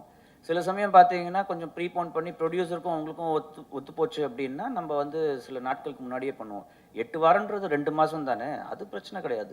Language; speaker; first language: Tamil; native; Tamil